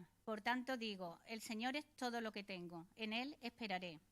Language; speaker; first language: Spanish; native; Spanish